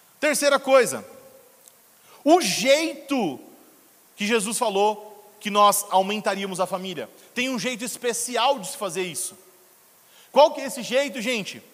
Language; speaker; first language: Portuguese; native; Portuguese